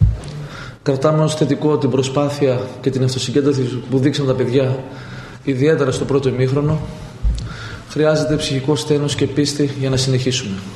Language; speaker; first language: Greek; native; Greek